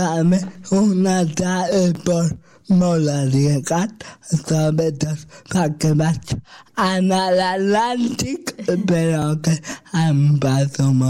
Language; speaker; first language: Catalan; non-native, local second language; Spanish